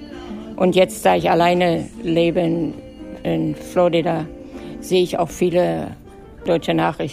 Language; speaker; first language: German; native; German